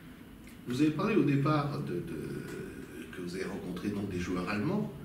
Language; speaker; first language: French; native; French